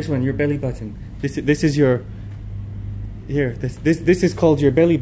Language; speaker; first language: English; native; English